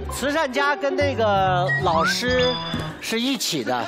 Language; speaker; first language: Chinese; native; Chinese